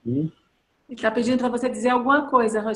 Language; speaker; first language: Portuguese; native; Portuguese